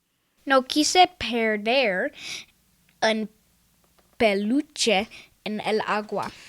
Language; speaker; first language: Spanish; non-native, learner; English